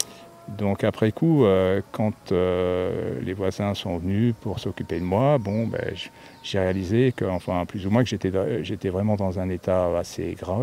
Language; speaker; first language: French; native; French